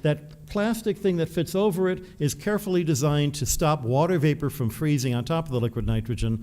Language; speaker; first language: English; native; English